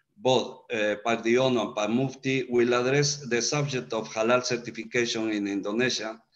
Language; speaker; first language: English; non-native, fluent; Spanish